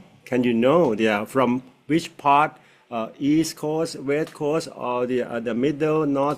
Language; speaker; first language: English; non-native, fluent; Thai